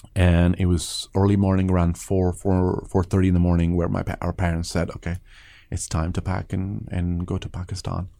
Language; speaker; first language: English; early bilingual, other home language; Persian